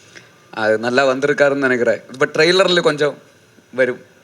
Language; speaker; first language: Tamil; non-native, learner; Malayalam